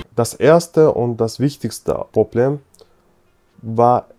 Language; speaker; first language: German; non-native, fluent; Arabic